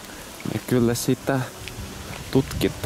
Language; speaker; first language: Finnish; non-native, fluent; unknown